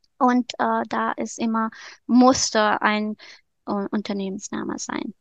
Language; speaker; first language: German; non-native, fluent; Romanian